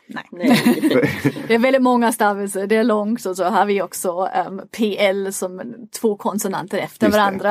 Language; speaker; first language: Swedish; non-native, fluent; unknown